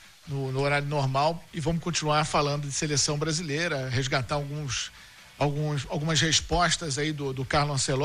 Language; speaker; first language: Portuguese; native; Portuguese